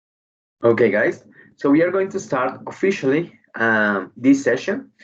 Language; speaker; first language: English; non-native, learner; Spanish